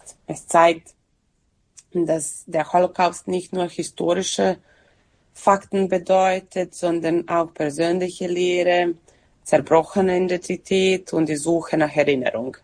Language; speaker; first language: German; non-native, fluent; Serbian